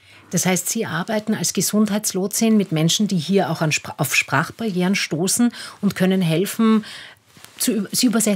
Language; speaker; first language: German; native; German